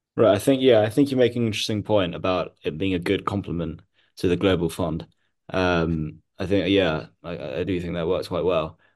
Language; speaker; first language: English; non-native, local second language; Hindi